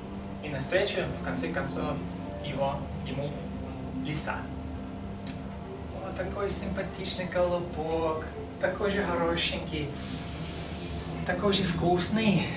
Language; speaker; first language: Russian; non-native, fluent; English